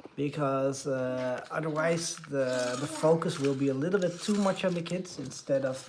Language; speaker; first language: English; non-native, fluent; Dutch